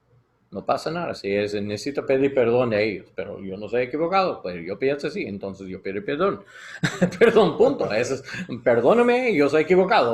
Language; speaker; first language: Spanish; non-native, learner; English